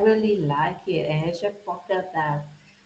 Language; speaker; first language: English; non-native, learner; Vietnamese